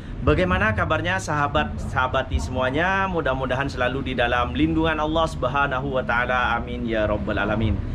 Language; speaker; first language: Indonesian; non-native, local second language; Madurese